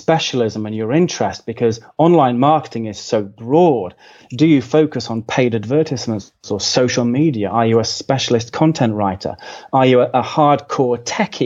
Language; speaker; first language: English; native; English